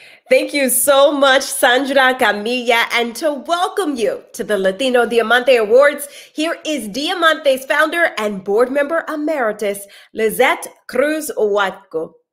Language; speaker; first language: English; native; English